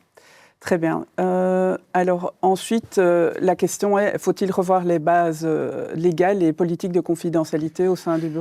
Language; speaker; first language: French; native; French